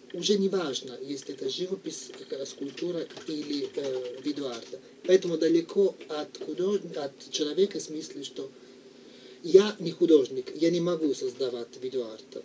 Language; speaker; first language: Russian; non-native, fluent; Italian